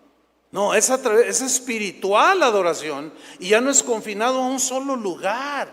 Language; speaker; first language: Spanish; native; Spanish